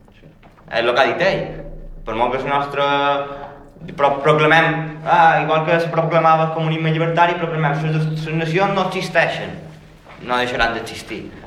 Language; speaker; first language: Catalan; native; Catalan